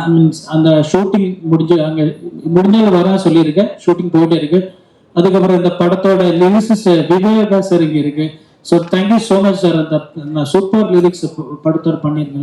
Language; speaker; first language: Tamil; non-native, learner; Malayalam